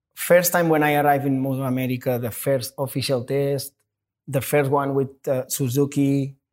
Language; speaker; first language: English; non-native, fluent; Spanish